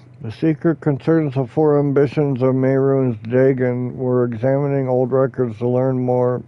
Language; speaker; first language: English; native; English